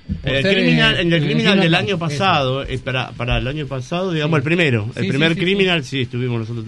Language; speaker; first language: Spanish; native; Spanish